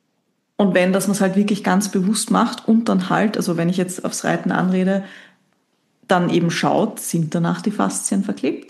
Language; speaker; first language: German; native; German